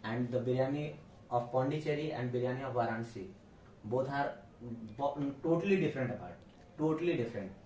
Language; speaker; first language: English; non-native, local second language; Hindi